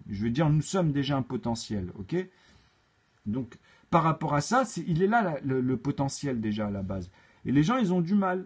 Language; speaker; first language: French; native; French